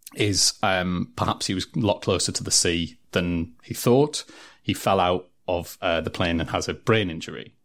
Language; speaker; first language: English; native; English